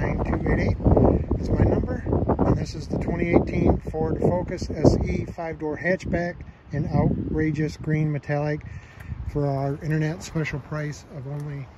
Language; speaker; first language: English; native; English